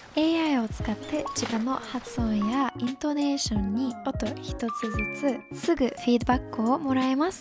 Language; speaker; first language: Japanese; non-native, fluent; English